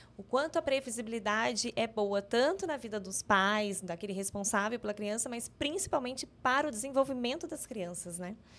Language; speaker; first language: Portuguese; native; Portuguese